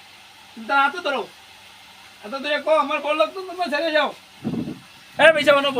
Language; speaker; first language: Hindi; non-native, local second language; Bangla